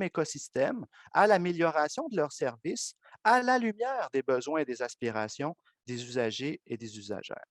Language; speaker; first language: French; native; French